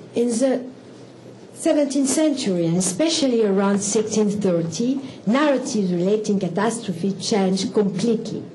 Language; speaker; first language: English; non-native, fluent; French